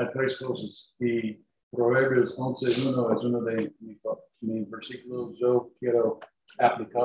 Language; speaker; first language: Spanish; non-native, learner; English